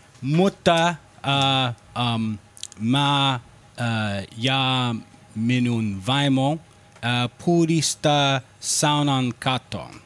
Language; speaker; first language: Finnish; non-native, learner; English